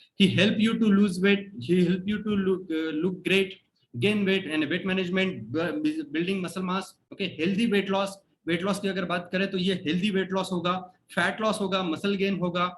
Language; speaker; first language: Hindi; non-native, local second language; Marathi